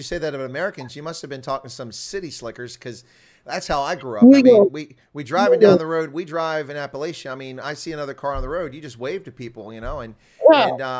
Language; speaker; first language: English; native; English